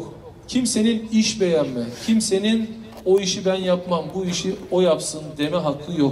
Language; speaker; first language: Turkish; native; Turkish